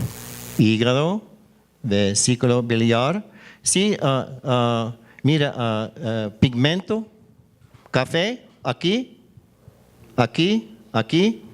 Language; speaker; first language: Spanish; non-native, learner; English